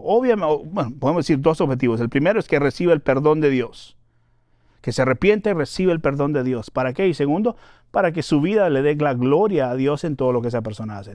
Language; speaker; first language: Spanish; native; Spanish